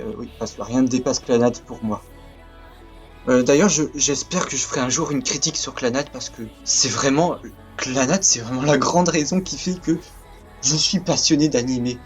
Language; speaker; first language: French; native; French